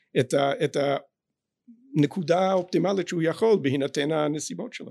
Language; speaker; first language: Hebrew; non-native, fluent; English